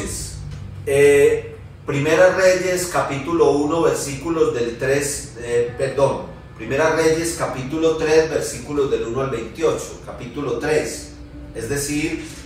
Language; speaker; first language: Spanish; native; Spanish